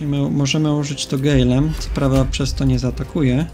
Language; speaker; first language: Polish; native; Polish